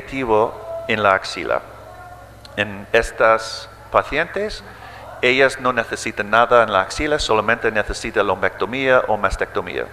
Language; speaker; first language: Spanish; early bilingual, heritage; English